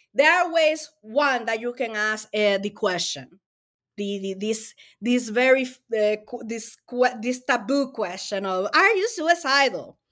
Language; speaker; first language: English; non-native, fluent; Spanish